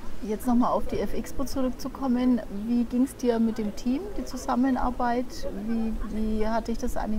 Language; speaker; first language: German; native; German